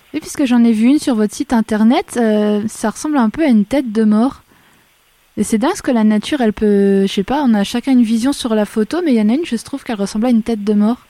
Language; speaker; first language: French; native; French